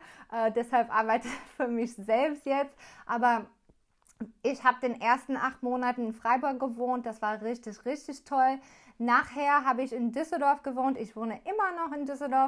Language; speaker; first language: German; non-native, learner; English